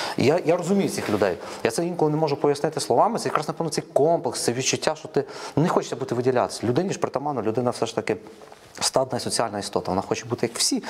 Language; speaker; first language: Ukrainian; non-native, local second language; Russian